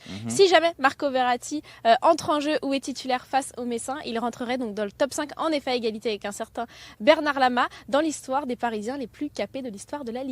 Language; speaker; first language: French; native; French